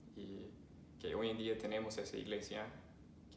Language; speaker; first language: Spanish; non-native, fluent; English